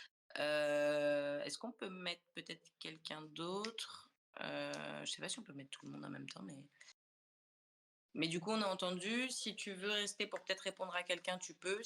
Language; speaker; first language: French; non-native, local second language; Comorian